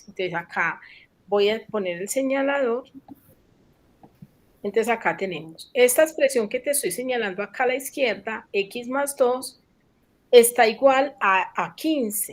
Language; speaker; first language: Spanish; native; Spanish